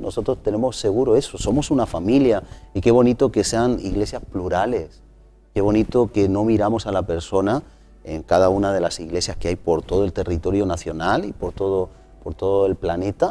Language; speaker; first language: Spanish; native; Spanish